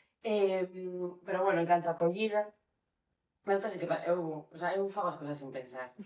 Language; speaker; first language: Galician; non-native, local second language; Spanish